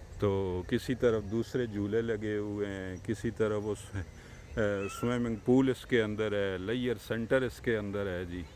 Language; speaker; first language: Urdu; non-native, local second language; Punjabi